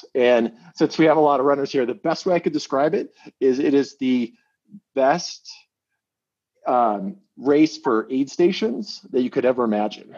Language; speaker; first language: English; native; English